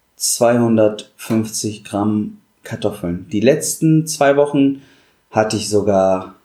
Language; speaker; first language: German; non-native, fluent; Arabic